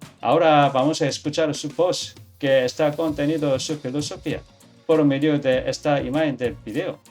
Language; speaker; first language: Spanish; non-native, learner; Korean